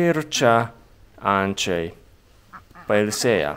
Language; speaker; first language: Lithuanian; non-native, fluent; Japanese